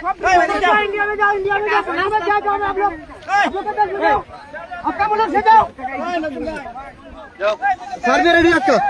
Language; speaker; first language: Hindi; non-native, learner; Bangla